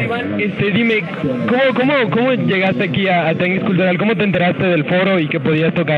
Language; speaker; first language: Spanish; native; Spanish